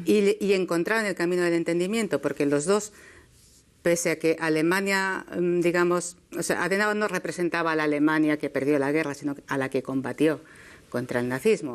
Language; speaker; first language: Spanish; native; Spanish